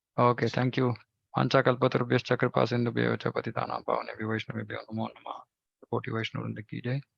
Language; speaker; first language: Hindi; non-native, local second language; Kannada